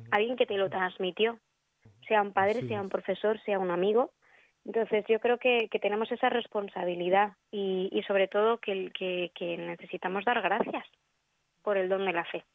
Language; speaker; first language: Spanish; native; Spanish